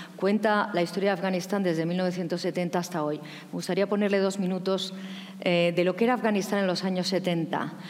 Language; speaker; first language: Spanish; native; Spanish